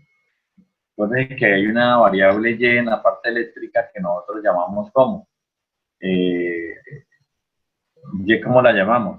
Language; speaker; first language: Spanish; native; Spanish